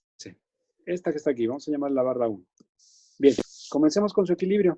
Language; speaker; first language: Spanish; native; Spanish